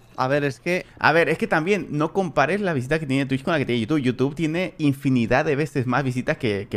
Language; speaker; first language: Spanish; native; Spanish